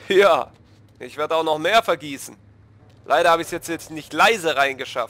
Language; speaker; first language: German; native; German